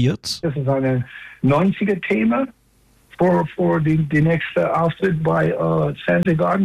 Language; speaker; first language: German; non-native, learner; English